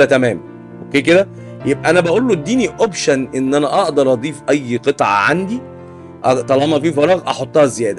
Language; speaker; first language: Arabic; native; Arabic